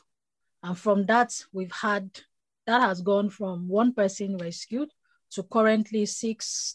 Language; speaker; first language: English; non-native, local second language; Yoruba